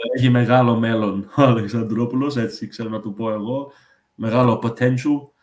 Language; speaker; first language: Greek; early bilingual, heritage; English